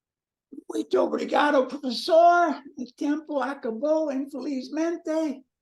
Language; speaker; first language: Portuguese; non-native, learner; English